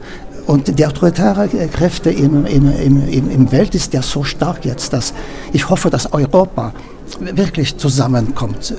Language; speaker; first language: German; non-native, learner; Norwegian